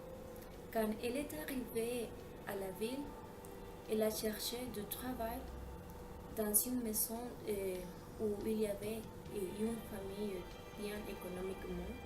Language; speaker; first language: French; non-native, learner; Spanish